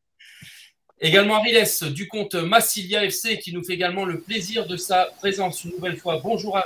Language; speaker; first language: French; native; French